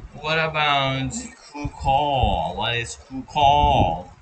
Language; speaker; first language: English; non-native, local second language; Filipino